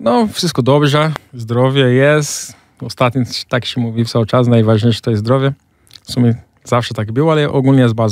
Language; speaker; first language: Polish; non-native, fluent; Portuguese